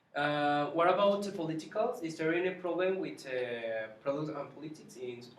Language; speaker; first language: English; non-native, learner; Spanish